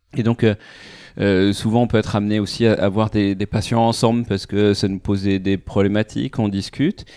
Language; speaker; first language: French; native; French